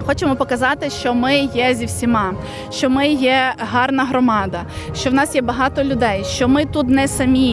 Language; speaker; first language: Ukrainian; native; Ukrainian